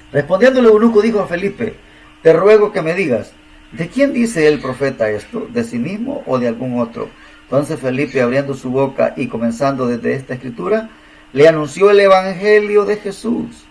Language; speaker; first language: Spanish; native; Spanish